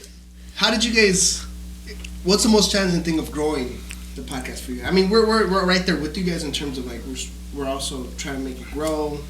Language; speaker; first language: English; early bilingual, other home language; Spanish